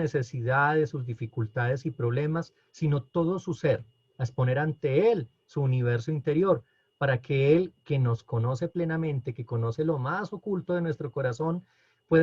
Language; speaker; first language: Spanish; native; Spanish